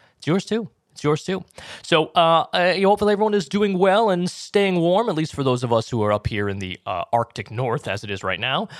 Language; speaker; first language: English; native; English